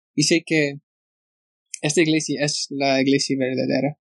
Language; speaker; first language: Spanish; non-native, fluent; English